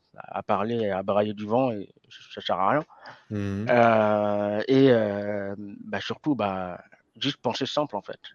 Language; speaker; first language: French; native; French